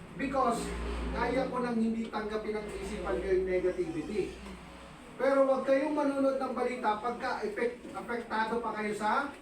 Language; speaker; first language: Filipino; native; Filipino